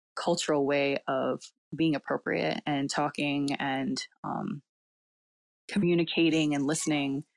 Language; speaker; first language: English; early bilingual, other home language; Cantonese